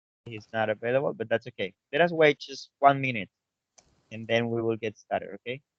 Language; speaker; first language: English; non-native, fluent; Spanish